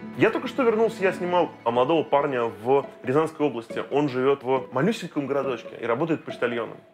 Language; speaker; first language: Russian; native; Russian